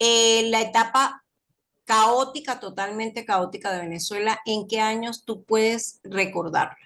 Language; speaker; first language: Spanish; native; Spanish